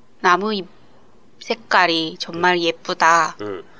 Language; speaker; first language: Korean; non-native, learner; Japanese